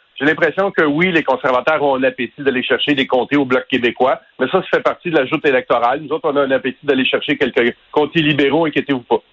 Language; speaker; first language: French; native; French